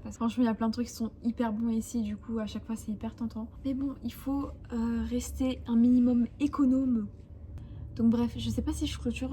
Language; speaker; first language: French; native; French